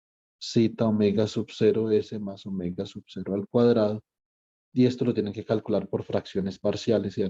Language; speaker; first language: Spanish; native; Spanish